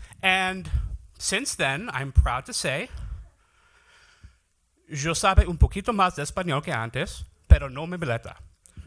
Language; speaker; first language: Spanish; non-native, learner; English